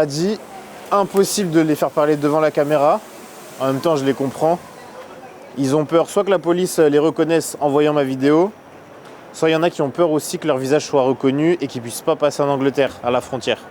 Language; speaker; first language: French; native; French